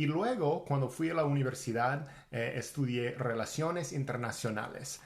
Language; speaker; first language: Spanish; non-native, fluent; English